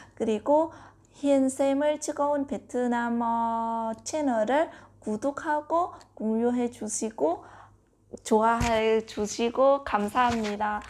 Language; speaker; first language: Korean; non-native, learner; Vietnamese